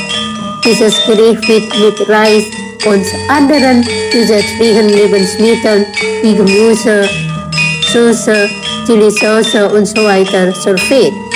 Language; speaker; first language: German; non-native, fluent; Indonesian